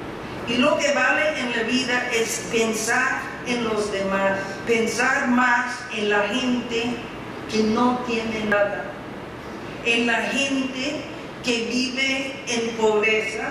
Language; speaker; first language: Spanish; non-native, fluent; English